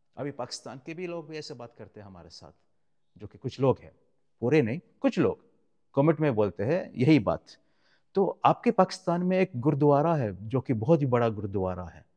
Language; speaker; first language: Urdu; non-native, fluent; Arabic